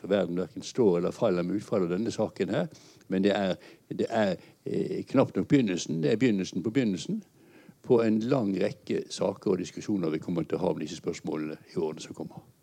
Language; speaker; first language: Norwegian; native; Norwegian